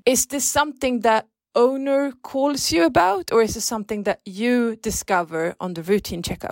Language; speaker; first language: English; non-native, fluent; Swedish